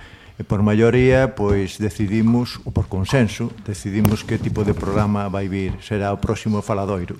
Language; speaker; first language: Galician; non-native, local second language; Spanish